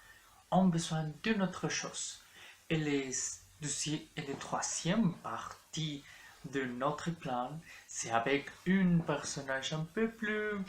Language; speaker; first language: French; non-native, learner; Spanish